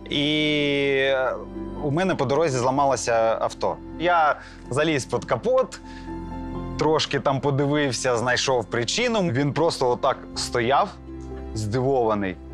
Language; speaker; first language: Ukrainian; native; Ukrainian